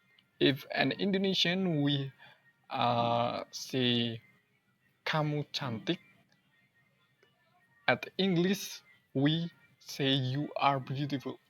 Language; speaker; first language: English; non-native, learner; Indonesian